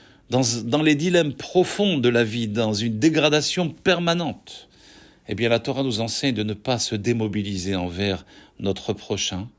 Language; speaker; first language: French; native; French